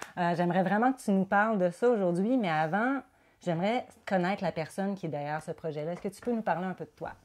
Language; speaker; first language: French; native; French